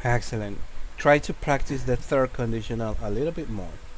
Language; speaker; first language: English; non-native, fluent; Spanish